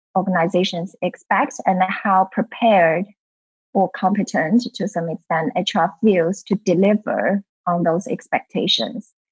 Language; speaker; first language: English; non-native, fluent; Chinese